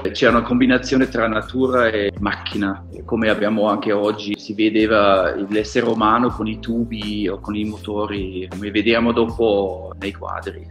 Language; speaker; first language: Italian; non-native, learner; German